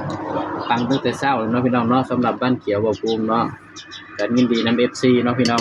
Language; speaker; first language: Thai; non-native, local second language; Northeastern Thai